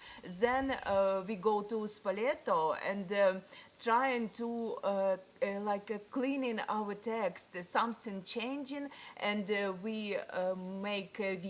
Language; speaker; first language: English; non-native, learner; Ukrainian